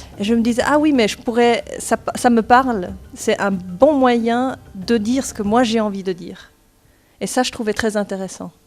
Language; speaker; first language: French; non-native, fluent; German